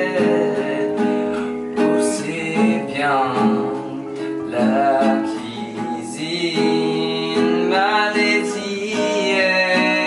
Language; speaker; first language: French; non-native, learner; Malay